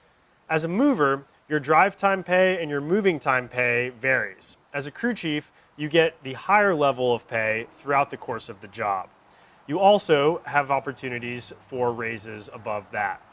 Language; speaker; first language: English; native; English